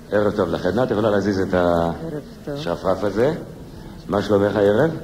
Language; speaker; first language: Hebrew; native; Hebrew